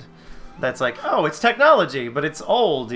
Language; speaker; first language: English; native; English